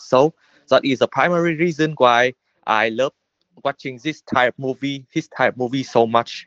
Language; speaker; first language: English; non-native, learner; Vietnamese